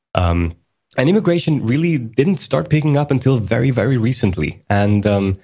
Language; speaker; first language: English; early bilingual, other home language; Swedish